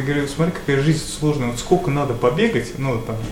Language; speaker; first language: Russian; native; Russian